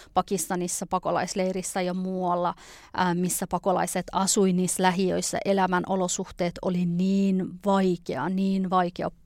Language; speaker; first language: Finnish; early bilingual, other home language; Persian